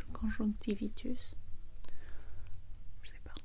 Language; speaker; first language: French; non-native, learner; English